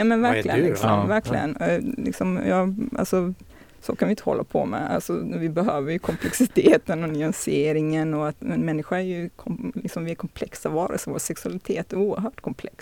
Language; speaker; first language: Swedish; native; Swedish